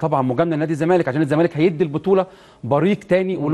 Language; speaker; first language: Arabic; native; Arabic